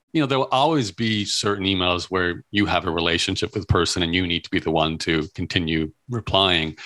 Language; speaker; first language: English; native; English